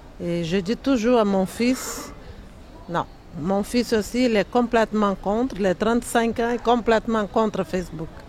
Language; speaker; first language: French; non-native, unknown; Portuguese